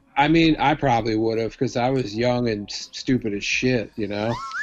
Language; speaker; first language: English; native; English